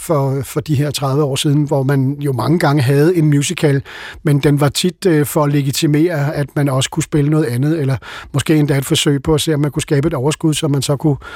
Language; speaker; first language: Danish; native; Danish